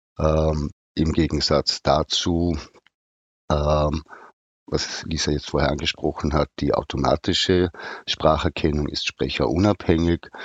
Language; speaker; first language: German; native; German